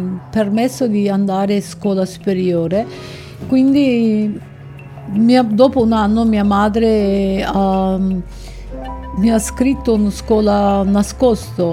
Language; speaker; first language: Italian; non-native, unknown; Turkish